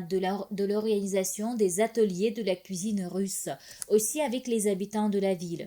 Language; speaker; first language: French; non-native, fluent; Russian